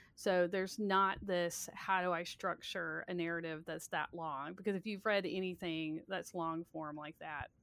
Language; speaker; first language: English; native; English